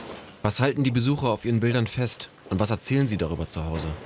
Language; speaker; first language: German; native; German